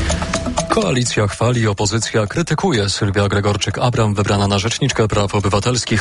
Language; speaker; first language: Polish; native; Polish